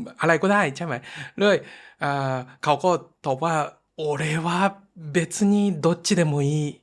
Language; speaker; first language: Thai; non-native, fluent; Japanese